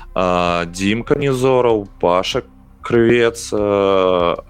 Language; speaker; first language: Belarusian; non-native, local second language; Russian